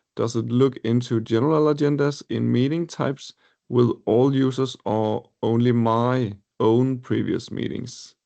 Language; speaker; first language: English; non-native, fluent; Danish